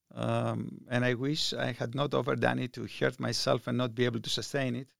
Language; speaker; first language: English; non-native, fluent; Greek